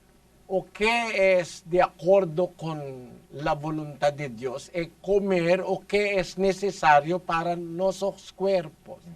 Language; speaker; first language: Spanish; non-native, learner; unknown